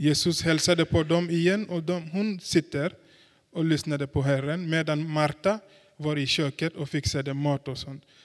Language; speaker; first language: Swedish; non-native, fluent; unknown